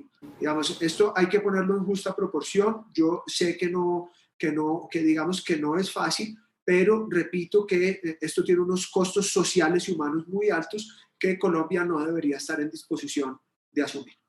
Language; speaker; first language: Spanish; native; Spanish